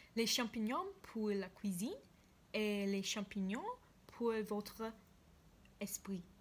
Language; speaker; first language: French; non-native, learner; English